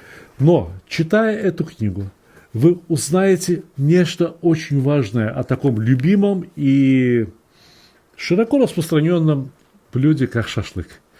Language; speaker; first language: Russian; native; Russian